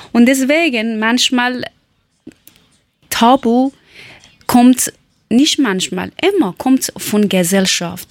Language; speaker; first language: German; non-native, learner; Persian